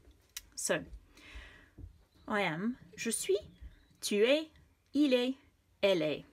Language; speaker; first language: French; non-native, fluent; English